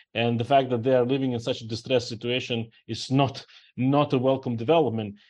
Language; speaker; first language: English; non-native, fluent; Ukrainian